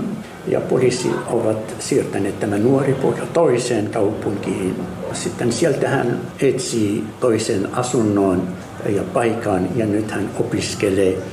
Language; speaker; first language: Finnish; non-native, learner; Arabic